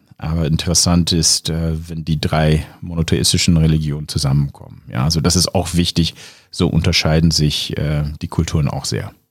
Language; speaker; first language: German; non-native, fluent; English